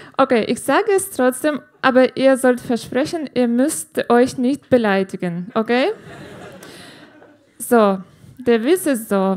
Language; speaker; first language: German; non-native, fluent; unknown